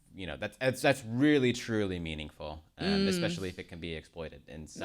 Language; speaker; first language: English; native; English